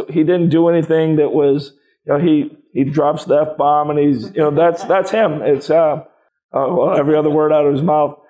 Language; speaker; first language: English; native; English